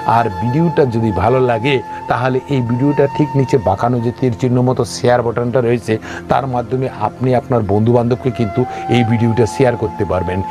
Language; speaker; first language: Bangla; non-native, local second language; Kok Borok